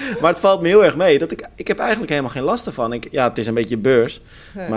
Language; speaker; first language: Dutch; native; Dutch